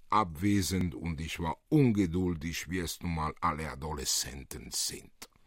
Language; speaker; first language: German; early bilingual, other home language; Italian